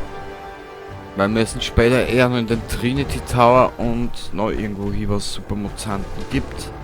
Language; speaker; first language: German; native; German